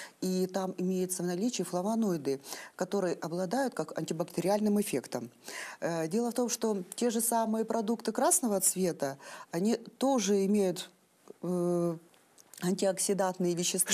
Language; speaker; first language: Russian; native; Russian